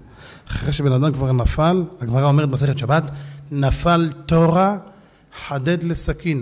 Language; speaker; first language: Hebrew; native; Hebrew